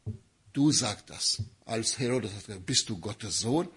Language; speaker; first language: German; non-native, learner; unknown